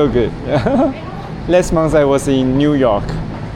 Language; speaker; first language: English; non-native, learner; Chinese